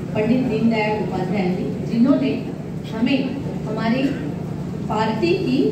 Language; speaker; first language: Hindi; non-native, local second language; Marathi